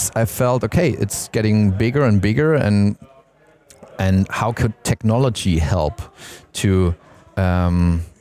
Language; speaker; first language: English; non-native, fluent; German